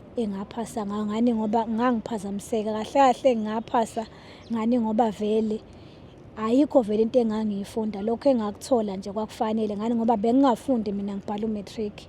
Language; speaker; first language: Zulu; native; Zulu